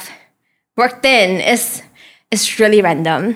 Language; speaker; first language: English; non-native, local second language; Chinese